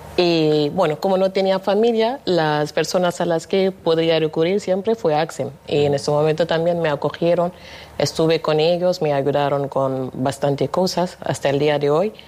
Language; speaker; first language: Spanish; non-native, fluent; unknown